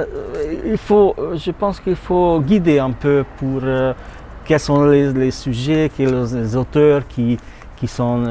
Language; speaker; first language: French; non-native, learner; Hungarian